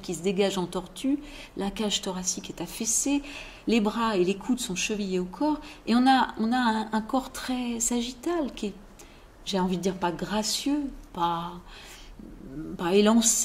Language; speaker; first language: French; native; French